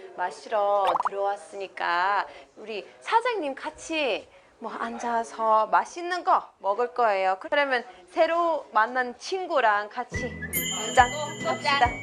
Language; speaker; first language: Korean; non-native, fluent; English